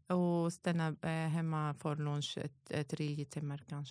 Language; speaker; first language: Swedish; non-native, learner; Arabic